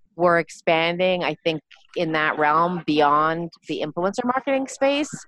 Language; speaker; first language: English; native; English